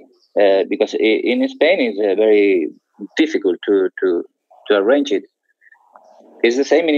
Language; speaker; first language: English; non-native, fluent; Spanish